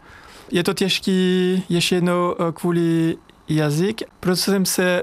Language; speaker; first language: Czech; non-native, fluent; French